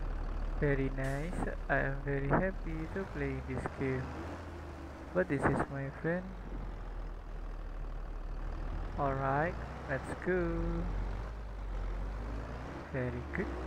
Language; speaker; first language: English; non-native, learner; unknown